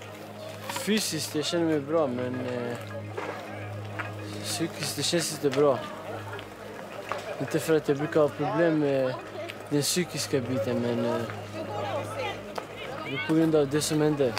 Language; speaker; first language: Swedish; non-native, local second language; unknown